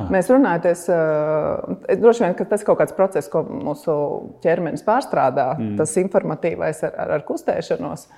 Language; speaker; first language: Latvian; native; Latvian